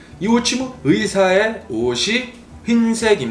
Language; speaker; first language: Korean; early bilingual, heritage; Portuguese